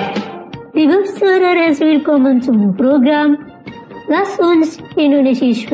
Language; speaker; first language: German; non-native, learner; Indonesian